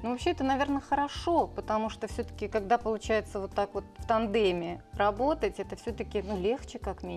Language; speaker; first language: Russian; native; Russian